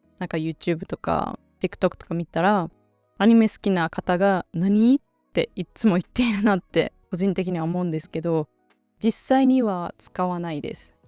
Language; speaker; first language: Japanese; native; Japanese